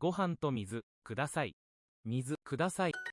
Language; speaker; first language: Japanese; non-native, learner; English